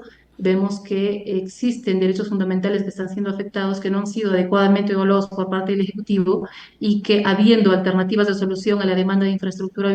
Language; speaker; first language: Spanish; native; Spanish